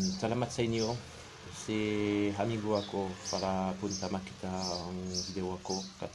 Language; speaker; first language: Filipino; non-native, learner; French